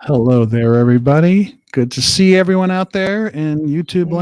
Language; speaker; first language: English; native; English